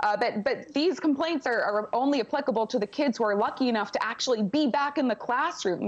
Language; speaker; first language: English; native; English